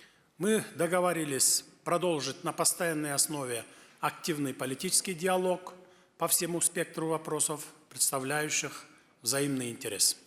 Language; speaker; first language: Russian; non-native, local second language; Kyrgyz